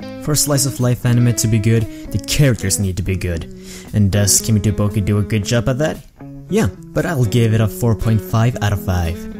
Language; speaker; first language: English; native; English